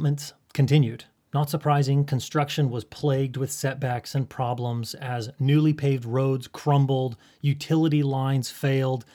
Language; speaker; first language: English; native; English